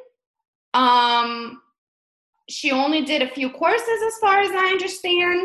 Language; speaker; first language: English; early bilingual, other home language; Russian